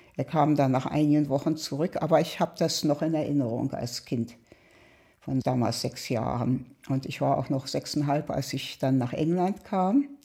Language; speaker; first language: German; native; German